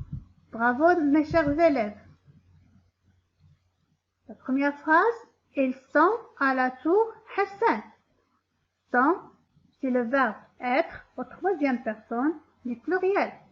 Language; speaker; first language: French; non-native, local second language; Arabic